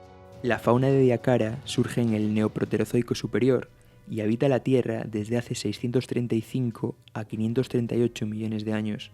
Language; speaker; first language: Spanish; native; Spanish